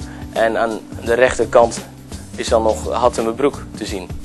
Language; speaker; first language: Dutch; native; Dutch